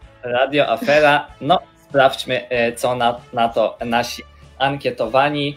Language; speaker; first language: Polish; native; Polish